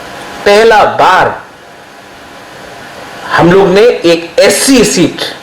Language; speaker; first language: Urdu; non-native, local second language; Kok Borok